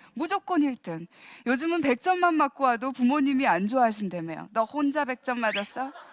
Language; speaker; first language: Korean; early bilingual, heritage; Korean